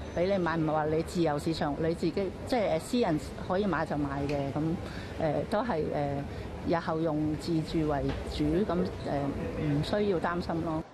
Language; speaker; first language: Chinese; early bilingual, heritage; Chinese